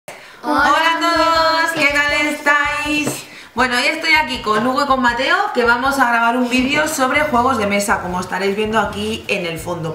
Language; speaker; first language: Spanish; native; Spanish